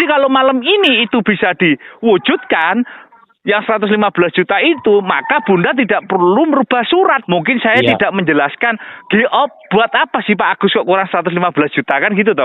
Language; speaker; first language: Indonesian; non-native, local second language; Javanese